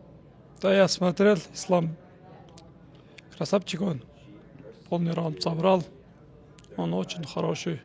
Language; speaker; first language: Russian; non-native, local second language; Kyrgyz